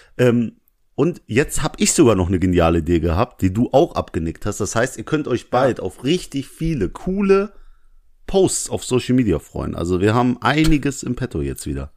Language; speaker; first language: German; early bilingual, other home language; Urdu